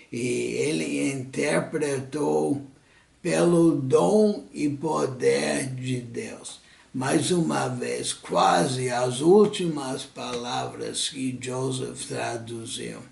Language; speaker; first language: Portuguese; non-native, fluent; English